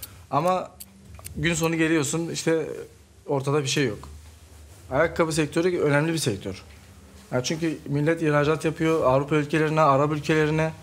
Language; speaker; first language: Turkish; non-native, fluent; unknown